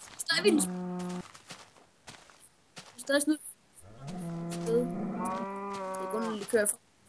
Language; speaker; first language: Danish; native; Danish